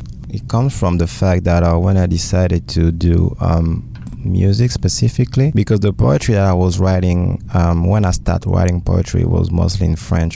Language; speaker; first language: English; early bilingual, other home language; French